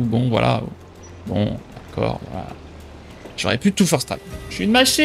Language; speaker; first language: French; native; French